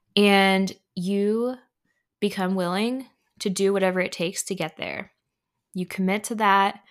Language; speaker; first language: English; native; English